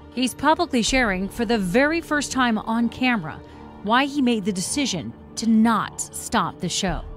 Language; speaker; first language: English; native; English